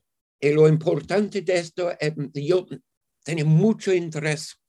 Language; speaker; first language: Spanish; non-native, fluent; English